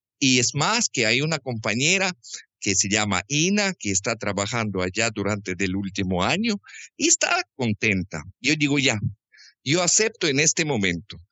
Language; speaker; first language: Spanish; non-native, fluent; Russian